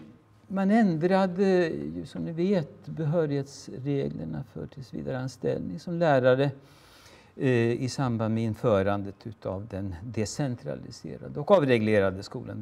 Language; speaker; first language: Swedish; native; Swedish